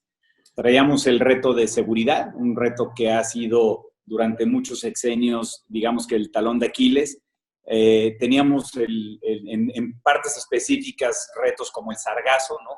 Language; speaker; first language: Spanish; native; Spanish